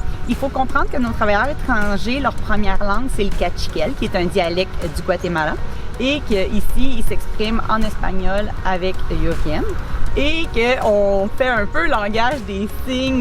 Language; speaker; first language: French; native; French